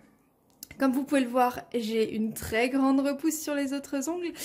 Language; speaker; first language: French; native; French